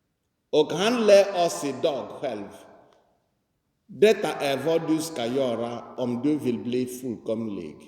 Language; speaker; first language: Swedish; non-native, fluent; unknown